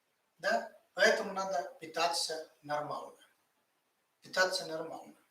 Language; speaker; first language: Russian; non-native, fluent; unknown